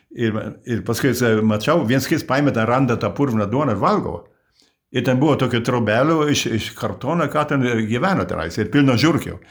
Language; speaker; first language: Lithuanian; early bilingual, heritage; Lithuanian